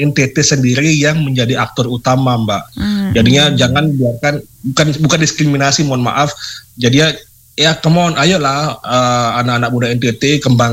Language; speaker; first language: Indonesian; native; Indonesian